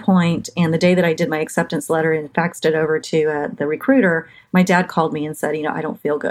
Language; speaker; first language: English; native; English